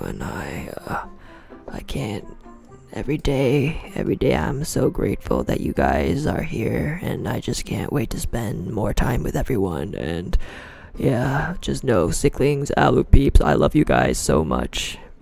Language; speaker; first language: English; native; English